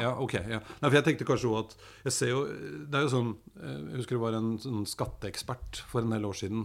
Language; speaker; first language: Norwegian; native; Norwegian